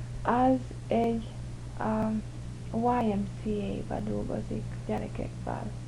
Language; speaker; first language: Hungarian; early bilingual, heritage; English